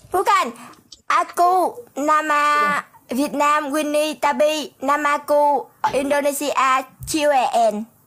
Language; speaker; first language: Indonesian; non-native, learner; Vietnamese